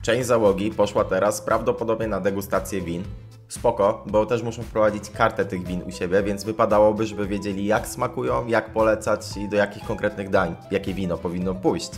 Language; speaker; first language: Polish; native; Polish